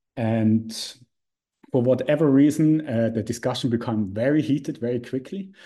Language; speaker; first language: English; non-native, fluent; Swiss German